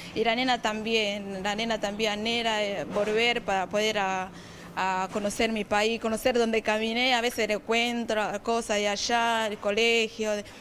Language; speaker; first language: Spanish; non-native, fluent; Kinyarwanda